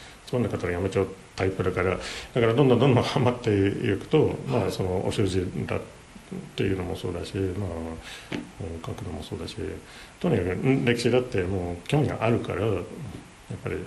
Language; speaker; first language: Japanese; non-native, fluent; English